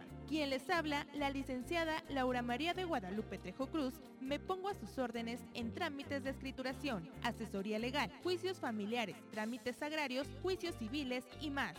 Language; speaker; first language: Spanish; native; Spanish